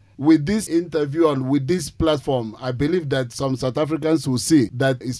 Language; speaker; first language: English; non-native, local second language; Igbo